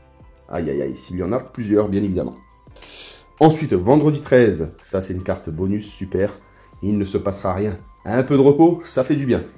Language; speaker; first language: French; native; French